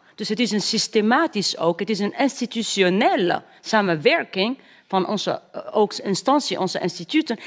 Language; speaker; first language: Dutch; non-native, fluent; Arabic